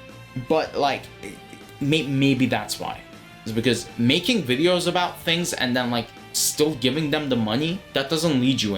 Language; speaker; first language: English; native; English